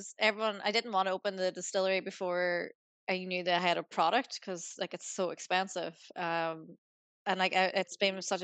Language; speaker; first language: English; native; English